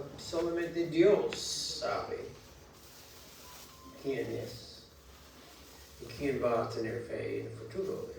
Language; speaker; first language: Spanish; non-native, learner; English